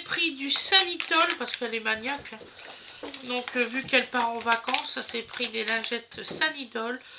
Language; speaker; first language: French; native; French